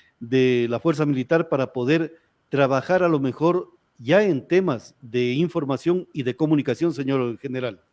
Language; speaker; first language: Spanish; native; Spanish